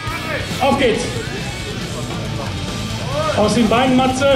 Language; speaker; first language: German; native; German